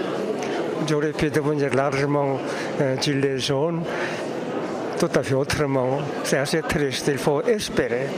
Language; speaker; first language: French; non-native, fluent; Korean